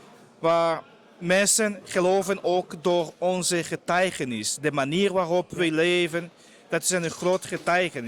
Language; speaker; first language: Dutch; non-native, fluent; Portuguese